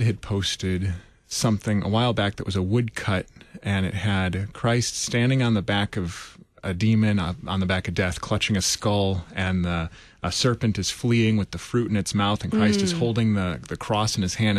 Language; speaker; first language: English; native; English